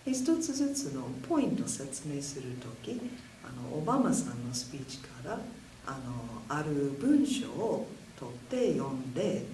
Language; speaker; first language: Japanese; non-native, fluent; English